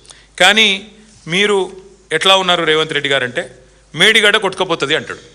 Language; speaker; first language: Telugu; native; Telugu